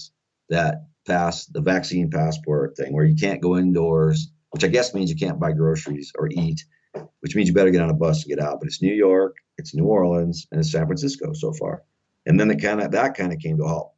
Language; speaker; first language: English; native; English